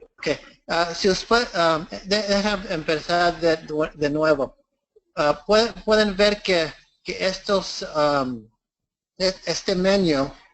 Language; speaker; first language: Spanish; early bilingual, heritage; English